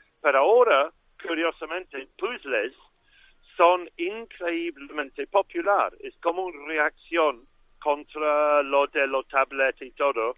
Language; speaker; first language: Spanish; non-native, fluent; English